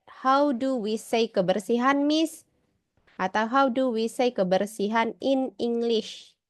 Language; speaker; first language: English; non-native, learner; Indonesian